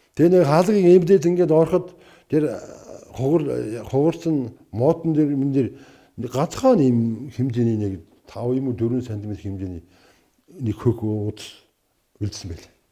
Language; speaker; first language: Mongolian; non-native, local second language; Kazakh